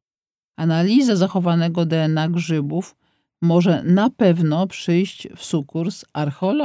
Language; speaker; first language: Polish; native; Polish